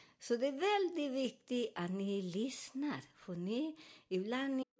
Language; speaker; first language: Swedish; non-native, learner; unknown